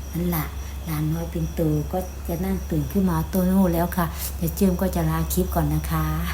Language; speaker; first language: Thai; native; Thai